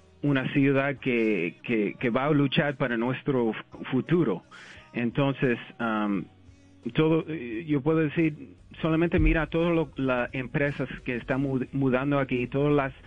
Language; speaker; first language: Spanish; early bilingual, heritage; English